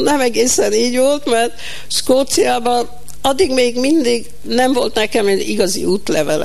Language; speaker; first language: Hungarian; early bilingual, heritage; Hungarian